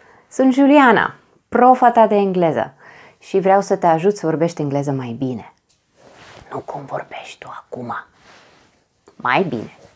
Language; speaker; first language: Romanian; non-native, fluent; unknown